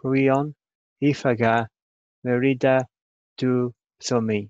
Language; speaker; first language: Greek; non-native, learner; English